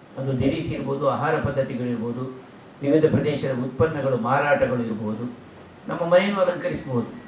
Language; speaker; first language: Kannada; non-native, local second language; Tulu